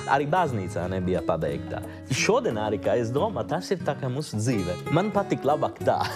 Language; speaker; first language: Latvian; non-native, learner; Italian